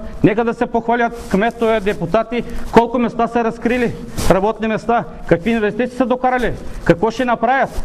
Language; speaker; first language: Bulgarian; non-native, local second language; Turkish